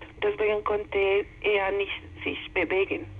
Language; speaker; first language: German; non-native, learner; Spanish